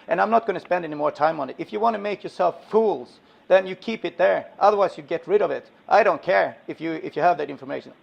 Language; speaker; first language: English; non-native, fluent; Swedish